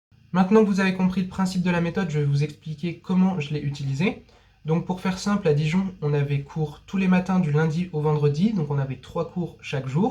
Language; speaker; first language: French; native; French